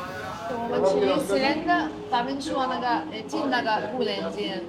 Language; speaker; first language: Chinese; non-native, learner; Arabic